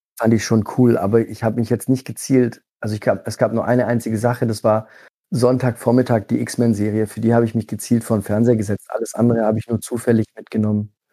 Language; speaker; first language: German; early bilingual, other home language; Italian